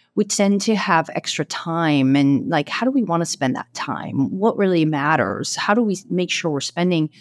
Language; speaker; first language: English; non-native, fluent; Portuguese